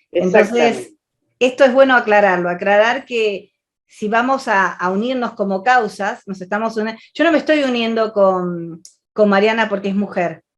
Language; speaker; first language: Spanish; native; Spanish